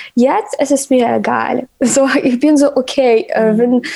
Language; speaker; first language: German; non-native, fluent; Ukrainian